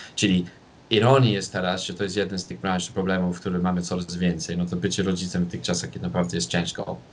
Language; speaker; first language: Polish; non-native, fluent; English